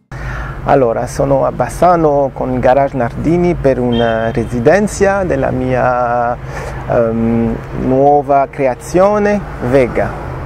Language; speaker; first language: Italian; non-native, learner; French